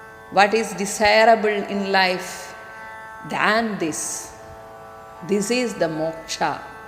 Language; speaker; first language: English; non-native, local second language; Malayalam